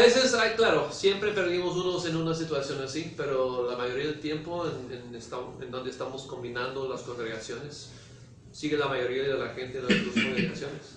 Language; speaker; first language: Spanish; early bilingual, heritage; English